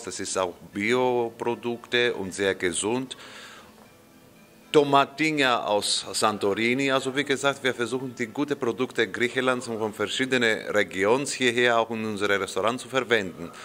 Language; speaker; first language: German; non-native, fluent; Greek